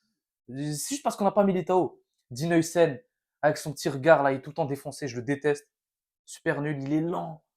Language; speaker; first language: French; native; French